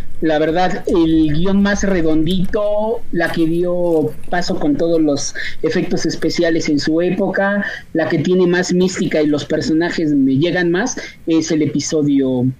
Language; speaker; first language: Spanish; native; Spanish